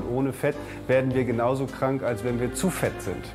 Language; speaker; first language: German; native; German